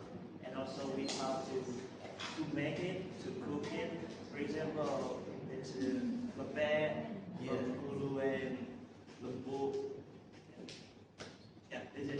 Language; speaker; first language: English; non-native, learner; Indonesian